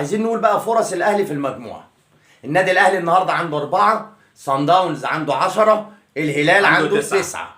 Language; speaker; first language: Arabic; native; Arabic